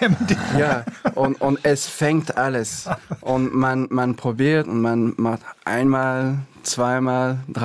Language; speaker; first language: German; non-native, fluent; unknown